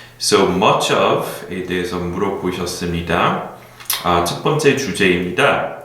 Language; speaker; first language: Korean; non-native, fluent; English